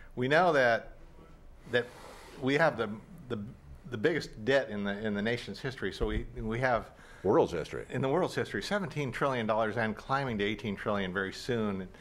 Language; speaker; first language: English; native; English